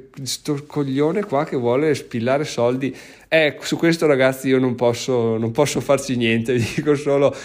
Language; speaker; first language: Italian; native; Italian